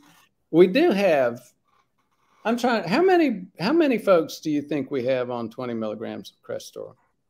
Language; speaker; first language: English; native; English